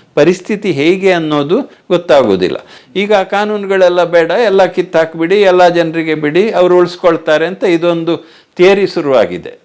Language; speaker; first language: Kannada; native; Kannada